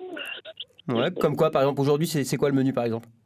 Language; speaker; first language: French; native; French